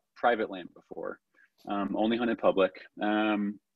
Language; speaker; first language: English; native; English